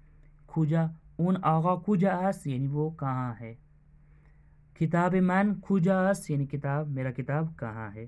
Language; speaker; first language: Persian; non-native, fluent; Urdu